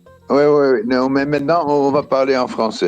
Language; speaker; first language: French; non-native, fluent; Dutch